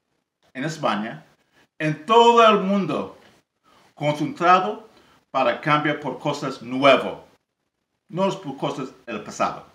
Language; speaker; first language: Spanish; non-native, learner; English